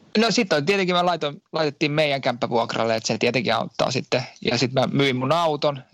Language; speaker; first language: Finnish; native; Finnish